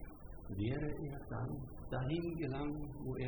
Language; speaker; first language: German; non-native, fluent; Hungarian